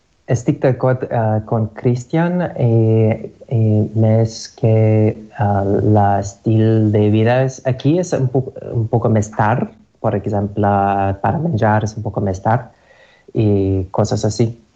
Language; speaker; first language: Catalan; non-native, learner; English